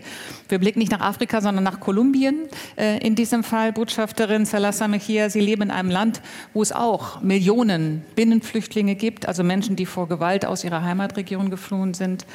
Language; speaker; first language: German; native; German